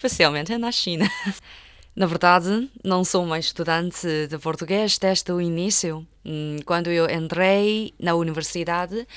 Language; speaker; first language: Portuguese; non-native, fluent; Chinese